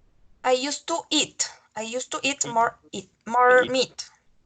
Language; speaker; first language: English; non-native, fluent; Spanish